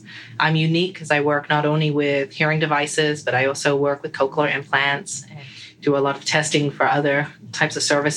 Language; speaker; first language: English; native; English